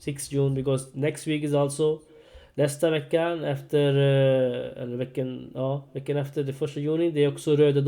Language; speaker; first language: Swedish; non-native, learner; Urdu